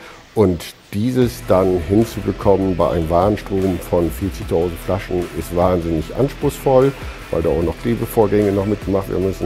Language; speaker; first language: German; native; German